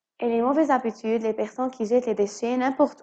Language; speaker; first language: French; non-native, learner; Arabic